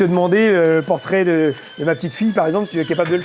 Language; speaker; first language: French; native; French